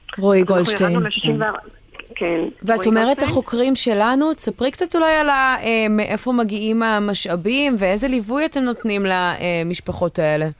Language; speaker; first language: Hebrew; native; Hebrew